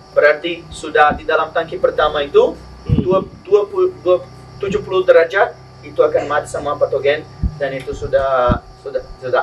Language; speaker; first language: Indonesian; non-native, learner; Spanish